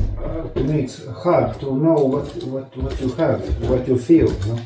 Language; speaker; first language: English; non-native, learner; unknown